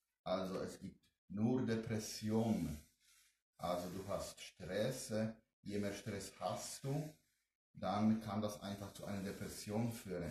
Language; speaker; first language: German; non-native, fluent; Polish